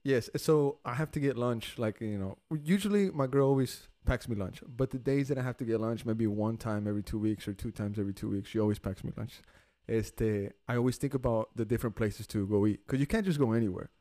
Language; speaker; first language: English; early bilingual, other home language; Spanish